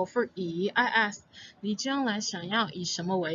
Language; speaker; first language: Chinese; non-native, fluent; English